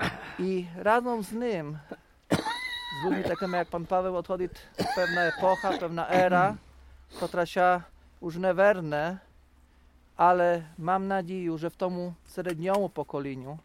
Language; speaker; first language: Polish; non-native, local second language; Rusyn